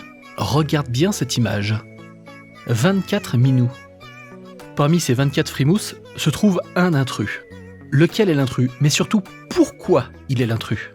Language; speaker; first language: French; native; French